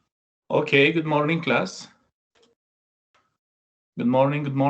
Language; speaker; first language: English; non-native, fluent; Spanish